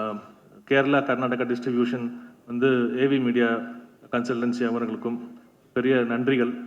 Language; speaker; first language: Tamil; native; Tamil